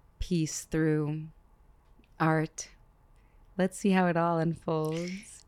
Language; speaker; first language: English; early bilingual, other home language; Hebrew